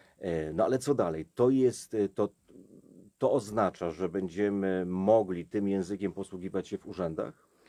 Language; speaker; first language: Polish; native; Polish